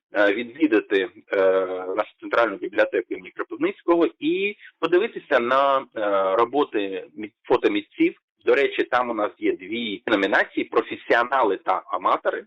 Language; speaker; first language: Ukrainian; native; Ukrainian